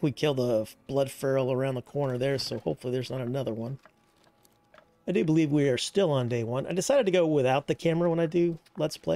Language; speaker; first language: English; native; English